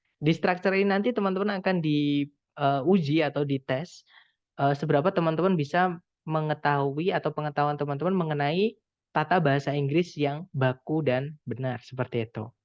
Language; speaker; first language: Indonesian; non-native, local second language; Javanese